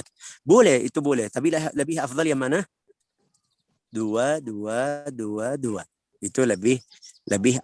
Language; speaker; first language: Indonesian; non-native, learner; Arabic